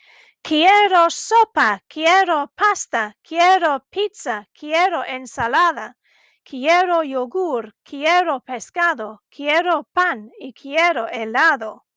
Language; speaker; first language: Spanish; non-native, fluent; English